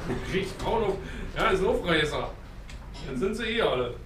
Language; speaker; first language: German; native; German